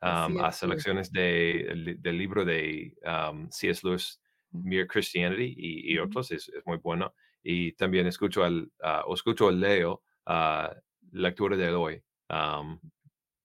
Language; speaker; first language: Spanish; non-native, fluent; English